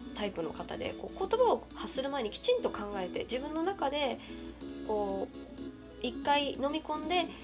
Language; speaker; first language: Japanese; native; Japanese